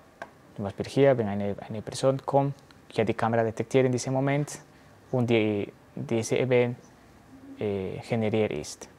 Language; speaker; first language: German; non-native, learner; Spanish